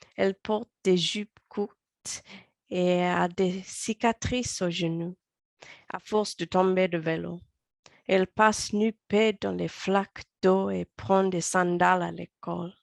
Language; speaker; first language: French; early bilingual, heritage; French